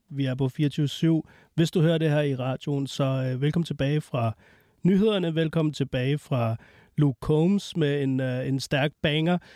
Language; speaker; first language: Danish; native; Danish